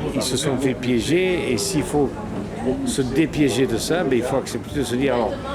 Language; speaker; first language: French; native; French